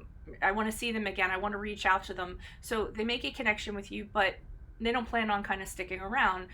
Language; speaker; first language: English; native; English